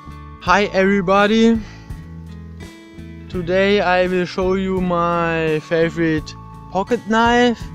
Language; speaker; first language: English; non-native, fluent; German